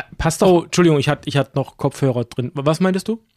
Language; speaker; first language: German; native; German